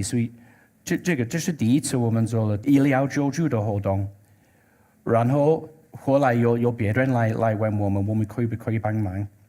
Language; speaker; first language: Chinese; non-native, learner; English